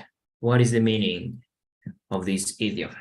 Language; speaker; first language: English; non-native, fluent; Spanish